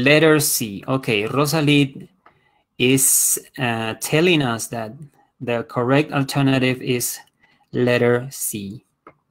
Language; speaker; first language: English; non-native, fluent; Spanish